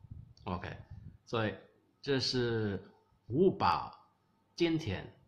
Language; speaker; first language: Chinese; non-native, learner; English